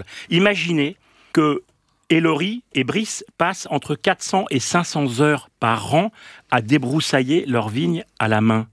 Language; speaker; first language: French; native; French